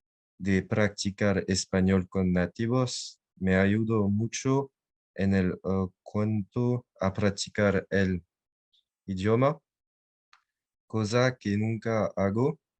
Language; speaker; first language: Spanish; non-native, learner; French